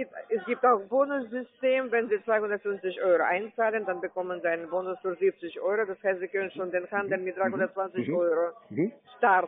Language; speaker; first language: German; non-native, fluent; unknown